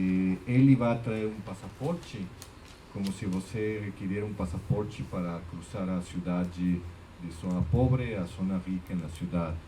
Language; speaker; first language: Portuguese; non-native, fluent; Spanish